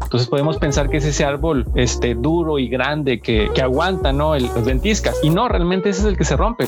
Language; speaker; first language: Spanish; native; Spanish